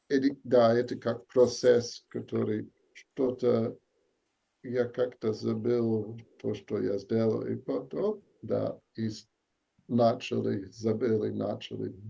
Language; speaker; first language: Russian; non-native, learner; English